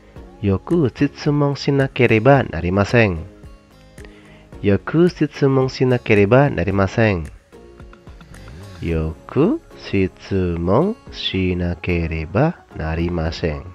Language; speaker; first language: Japanese; non-native, fluent; Indonesian